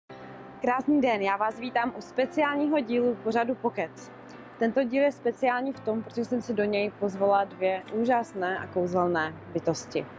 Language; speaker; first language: Czech; native; Czech